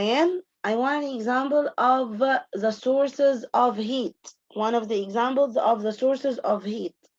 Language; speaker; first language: English; non-native, fluent; Arabic